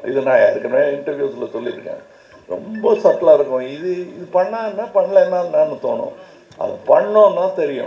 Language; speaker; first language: Tamil; native; Tamil